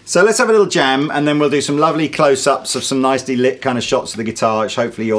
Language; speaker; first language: English; native; English